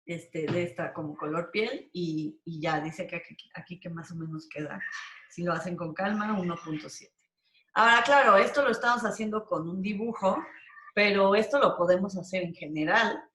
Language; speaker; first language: Spanish; native; Spanish